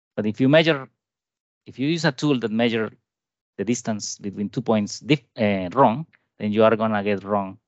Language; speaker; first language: English; non-native, fluent; Spanish